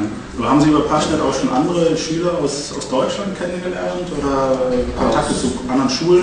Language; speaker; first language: German; native; German